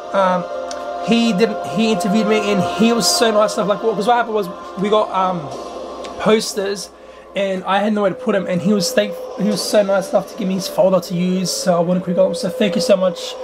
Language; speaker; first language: English; native; English